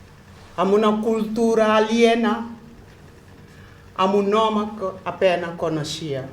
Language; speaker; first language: Catalan; non-native, fluent; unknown